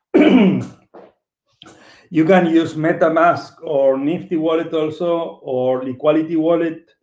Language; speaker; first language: English; non-native, fluent; Spanish